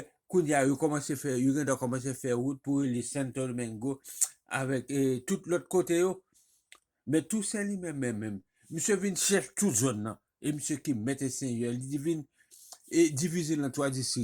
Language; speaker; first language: French; non-native, local second language; Haitian Creole